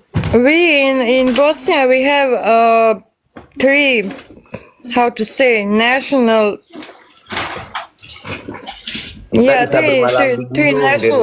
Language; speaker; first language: English; non-native, learner; Bosnian